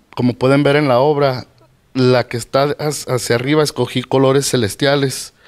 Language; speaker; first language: Spanish; early bilingual, heritage; Spanish